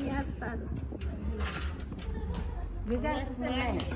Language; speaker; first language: Russian; non-native, local second language; Uzbek